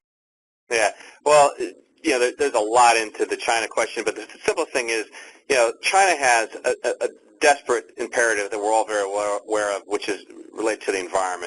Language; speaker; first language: English; native; English